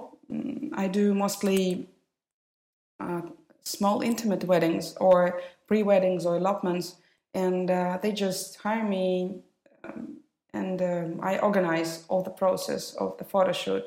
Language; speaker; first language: English; non-native, fluent; Russian